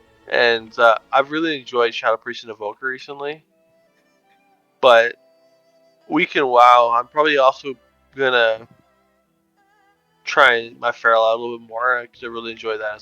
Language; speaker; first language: English; native; English